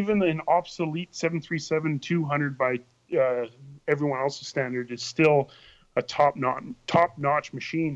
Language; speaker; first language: English; native; English